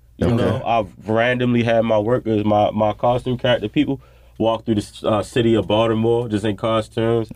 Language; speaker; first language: English; native; English